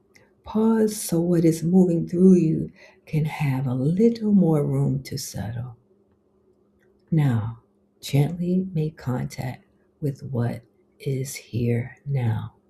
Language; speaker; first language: English; native; English